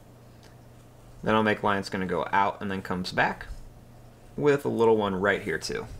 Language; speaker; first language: English; native; English